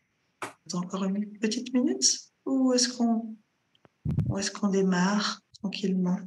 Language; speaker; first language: French; native; French